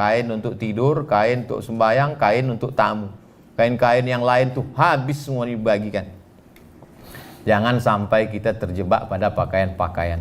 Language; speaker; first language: Indonesian; native; Indonesian